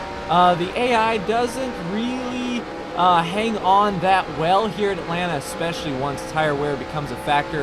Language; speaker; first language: English; native; English